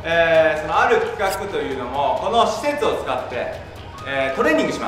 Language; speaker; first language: Japanese; native; Japanese